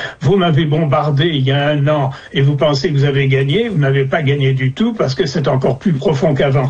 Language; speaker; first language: French; native; French